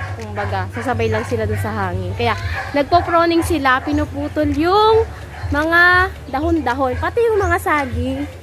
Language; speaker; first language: Filipino; non-native, local second language; Bikol